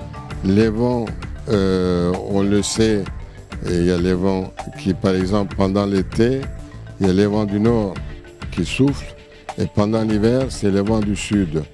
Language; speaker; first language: French; non-native, fluent; Turkish